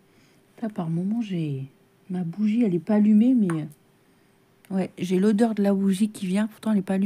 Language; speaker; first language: French; native; French